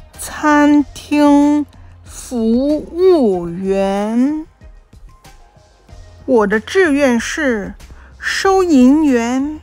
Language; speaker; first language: Chinese; non-native, local second language; Cantonese